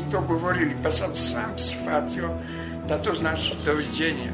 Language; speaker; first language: Serbian; non-native, fluent; French